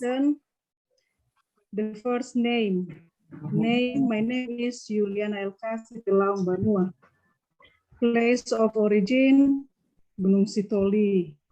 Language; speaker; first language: English; non-native, learner; Indonesian